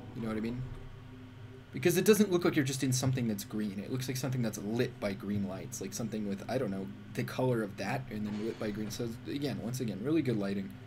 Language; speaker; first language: English; native; English